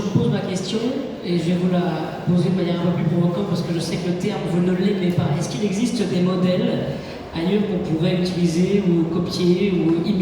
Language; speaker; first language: French; native; French